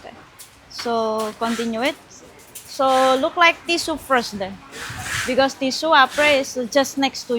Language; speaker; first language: English; non-native, learner; Indonesian